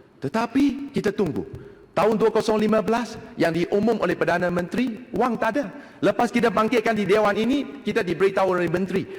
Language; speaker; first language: Malay; non-native, local second language; Chinese